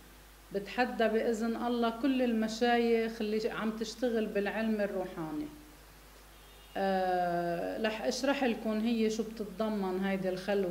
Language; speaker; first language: Arabic; native; Arabic